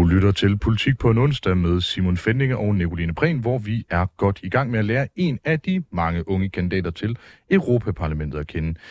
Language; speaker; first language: Danish; native; Danish